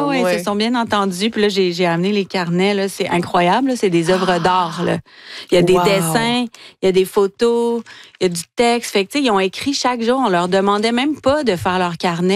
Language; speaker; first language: French; native; French